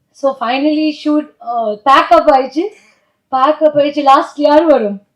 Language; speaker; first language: Tamil; non-native, learner; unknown